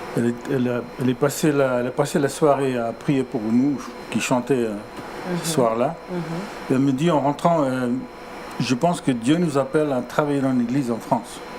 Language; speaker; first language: French; non-native, fluent; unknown